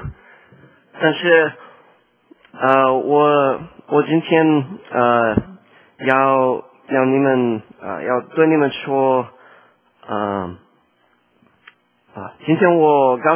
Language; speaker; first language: Chinese; non-native, learner; English